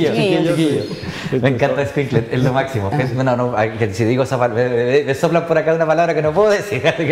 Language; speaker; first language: Spanish; native; Spanish